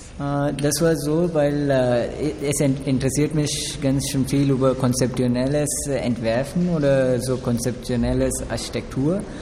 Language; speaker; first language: German; non-native, learner; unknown